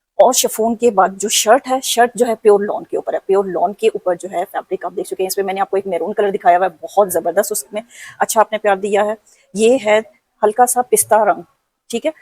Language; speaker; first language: Urdu; non-native, local second language; Punjabi